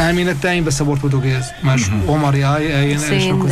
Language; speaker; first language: Portuguese; non-native, learner; Arabic